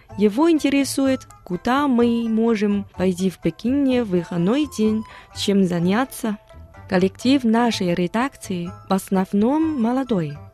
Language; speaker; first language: Russian; non-native, fluent; Chinese